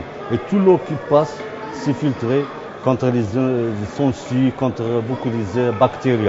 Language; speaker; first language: French; non-native, local second language; Arabic